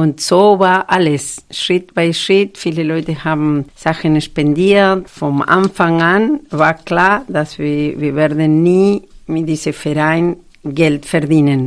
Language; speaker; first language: German; non-native, fluent; Spanish